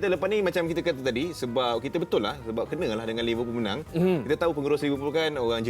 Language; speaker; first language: Malay; native; Malay